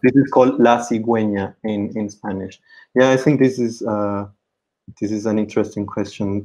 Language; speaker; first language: English; non-native, fluent; Spanish